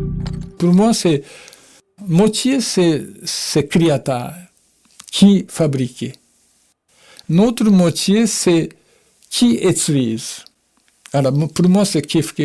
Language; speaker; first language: French; non-native, fluent; Japanese